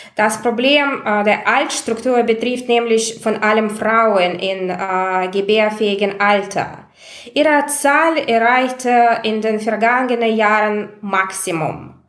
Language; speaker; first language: German; non-native, fluent; Russian